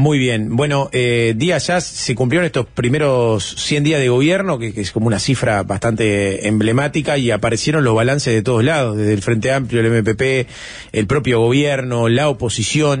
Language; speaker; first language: Spanish; native; Spanish